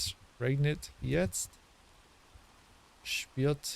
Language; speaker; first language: German; non-native, learner; English